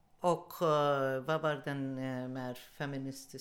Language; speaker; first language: Swedish; non-native, learner; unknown